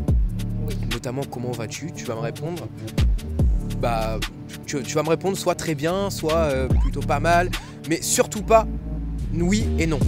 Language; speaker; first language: French; native; French